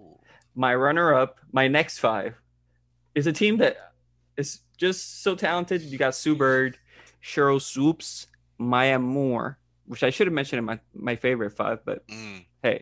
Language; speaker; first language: English; non-native, fluent; Spanish